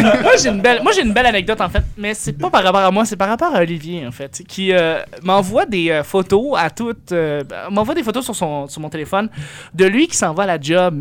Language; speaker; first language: French; native; French